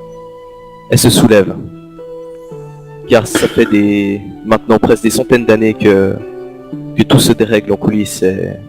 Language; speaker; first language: French; native; French